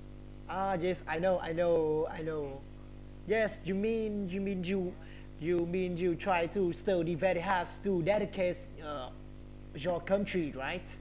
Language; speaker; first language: English; non-native, learner; Vietnamese